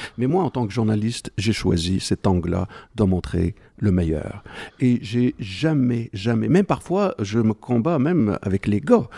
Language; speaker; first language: French; non-native, local second language; Arabic